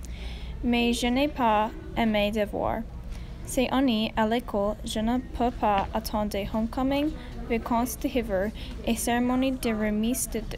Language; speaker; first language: French; non-native, learner; English